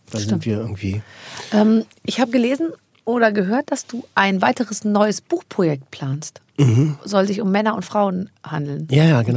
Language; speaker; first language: German; native; German